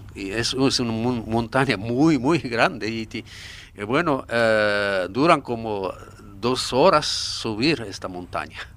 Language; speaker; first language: Spanish; non-native, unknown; Japanese